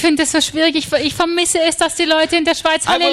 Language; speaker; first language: German; native; German